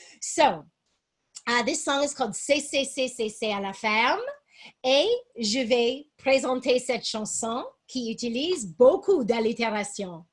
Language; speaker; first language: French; non-native, fluent; English